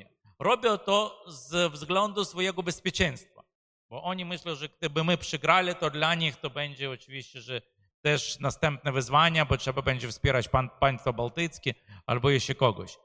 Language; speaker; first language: Polish; non-native, fluent; Ukrainian